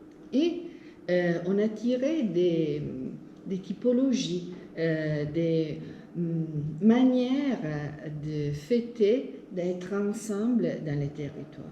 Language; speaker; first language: French; non-native, fluent; Italian